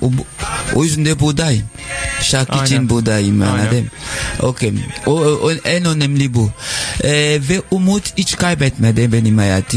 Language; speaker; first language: Turkish; non-native, learner; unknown